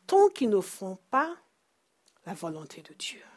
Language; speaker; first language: French; non-native, fluent; English